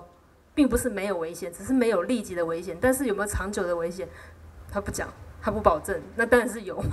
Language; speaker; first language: Chinese; native; Chinese